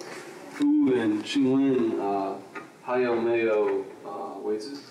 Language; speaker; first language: Chinese; non-native, learner; English